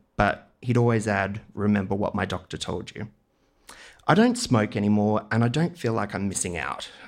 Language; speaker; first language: English; native; English